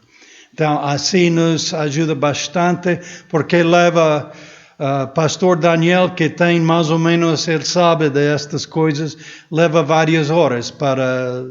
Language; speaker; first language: Portuguese; non-native, fluent; English